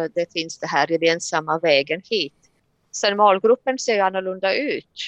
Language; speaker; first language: Swedish; non-native, fluent; Latvian